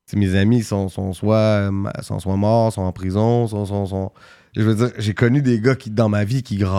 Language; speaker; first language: French; native; French